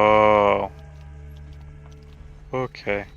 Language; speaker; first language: English; native; English